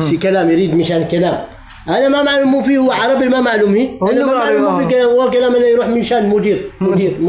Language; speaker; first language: Arabic; non-native, learner; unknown